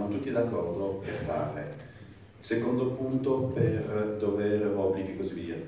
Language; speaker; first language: Italian; non-native, fluent; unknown